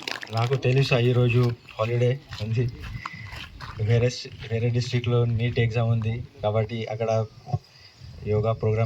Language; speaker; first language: Telugu; non-native, learner; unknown